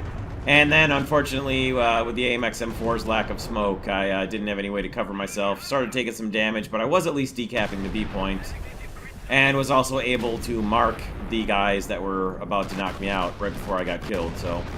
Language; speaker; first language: English; native; English